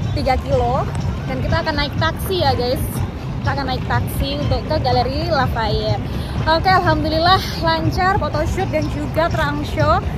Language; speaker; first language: Indonesian; native; Indonesian